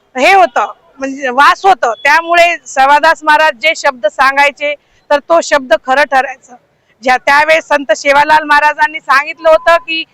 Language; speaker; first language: Marathi; non-native, local second language; Lambadi